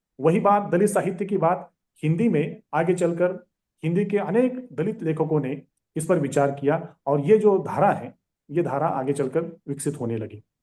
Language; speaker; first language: Hindi; non-native, local second language; Marathi